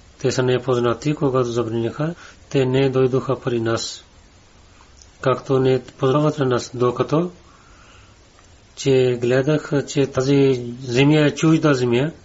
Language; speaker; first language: Bulgarian; non-native, learner; Urdu